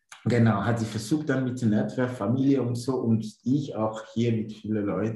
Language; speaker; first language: German; non-native, learner; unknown